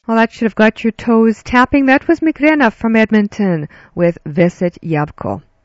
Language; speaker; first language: English; early bilingual, other home language; Ukrainian